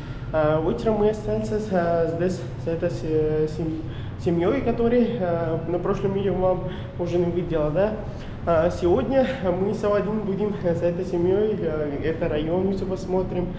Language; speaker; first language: Russian; non-native, learner; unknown